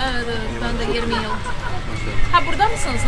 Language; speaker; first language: Turkish; non-native, fluent; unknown